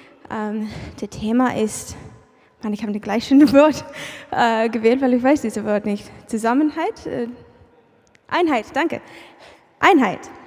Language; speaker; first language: German; non-native, learner; English